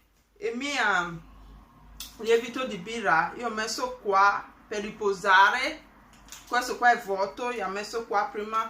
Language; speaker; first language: Italian; non-native, learner; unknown